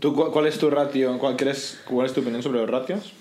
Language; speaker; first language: Spanish; native; Spanish